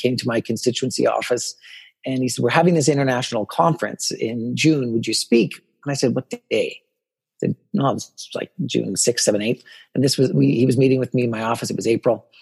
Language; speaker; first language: English; native; English